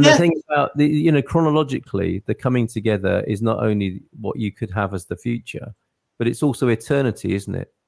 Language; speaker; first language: English; native; English